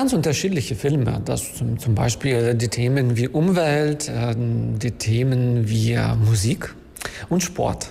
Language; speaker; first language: German; non-native, fluent; Ukrainian